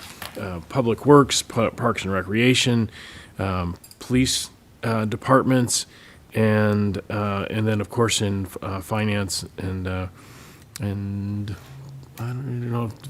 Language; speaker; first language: English; native; English